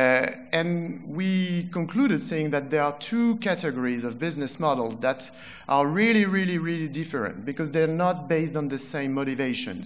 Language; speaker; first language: English; non-native, fluent; French